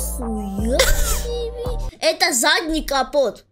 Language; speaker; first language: Russian; native; Russian